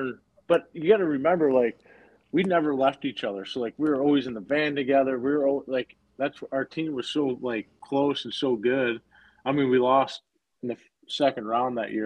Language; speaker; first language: English; native; English